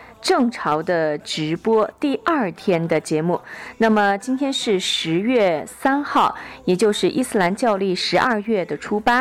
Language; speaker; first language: Chinese; native; Chinese